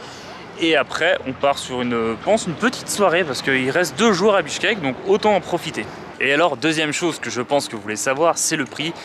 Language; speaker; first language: French; native; French